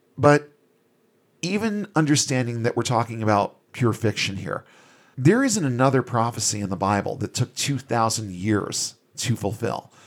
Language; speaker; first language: English; native; English